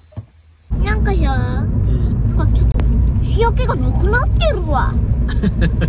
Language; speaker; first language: Japanese; native; Japanese